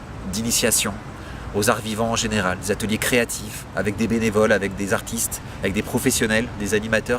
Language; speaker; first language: French; native; French